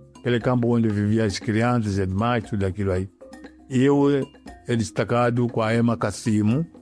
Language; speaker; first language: Portuguese; non-native, local second language; Yao